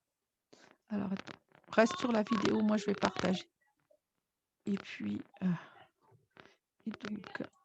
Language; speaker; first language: French; native; French